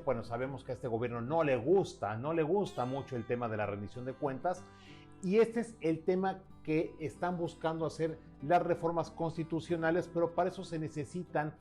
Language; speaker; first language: Spanish; native; Spanish